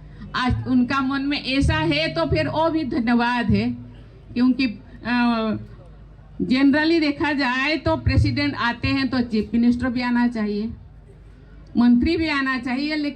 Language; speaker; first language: Hindi; non-native, local second language; Santali